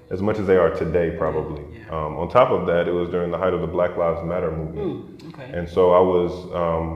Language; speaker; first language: English; native; English